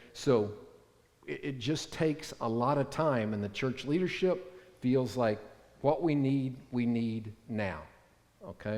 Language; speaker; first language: English; native; English